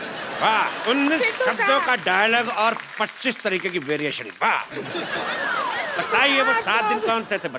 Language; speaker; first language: Hindi; native; Hindi